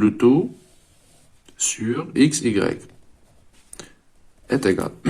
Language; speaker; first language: French; non-native, local second language; Arabic